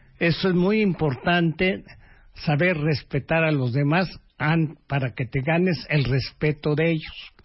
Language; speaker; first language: Spanish; early bilingual, other home language; Japanese